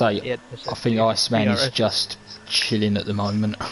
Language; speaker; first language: English; native; English